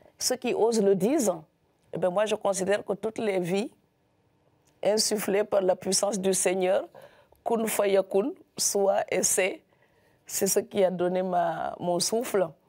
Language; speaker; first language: French; non-native, local second language; Serer